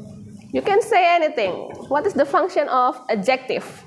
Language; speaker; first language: English; non-native, fluent; Indonesian